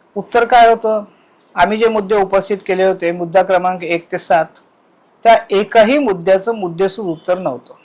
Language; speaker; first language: Marathi; native; Marathi